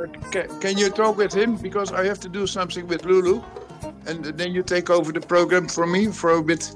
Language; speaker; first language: English; non-native, fluent; Dutch